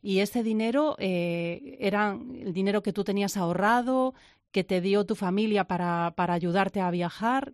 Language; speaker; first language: Spanish; native; Spanish